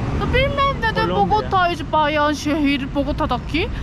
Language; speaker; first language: Turkish; non-native, learner; Spanish